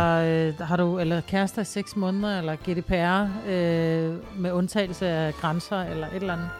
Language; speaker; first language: Danish; native; Danish